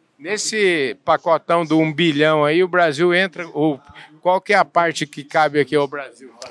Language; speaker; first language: Portuguese; native; Portuguese